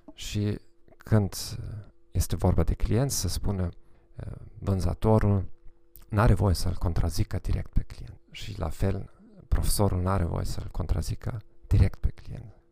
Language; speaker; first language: Romanian; non-native, fluent; German